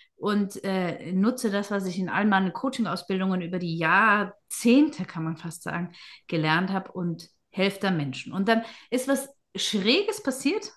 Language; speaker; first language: German; native; German